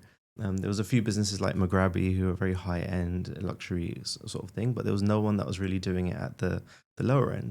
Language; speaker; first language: English; native; English